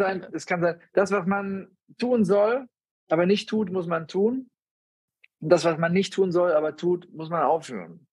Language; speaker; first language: German; native; German